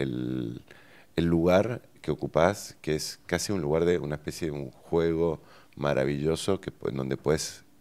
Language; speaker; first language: Spanish; native; Spanish